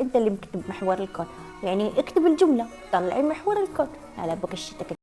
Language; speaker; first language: Arabic; native; Arabic